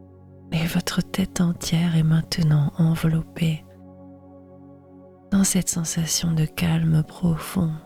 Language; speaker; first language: French; native; French